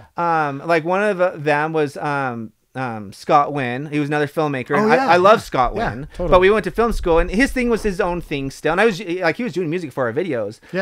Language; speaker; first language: English; native; English